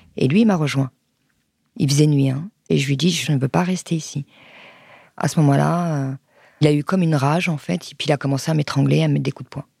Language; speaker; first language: French; early bilingual, other home language; Arabic